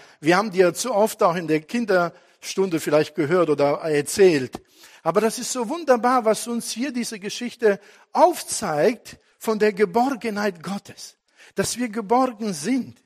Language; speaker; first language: German; non-native, fluent; Italian